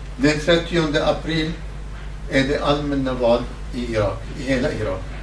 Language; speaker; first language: Swedish; non-native, fluent; Kurdish